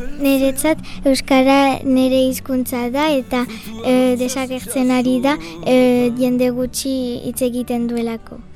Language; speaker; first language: Basque; non-native, local second language; French